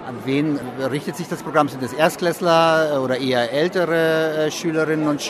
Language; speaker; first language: German; native; German